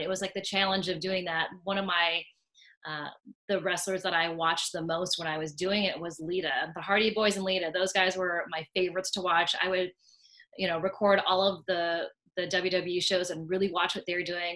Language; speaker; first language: English; native; English